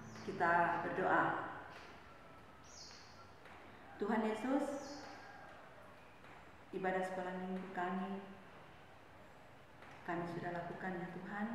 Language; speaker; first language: Indonesian; native; Indonesian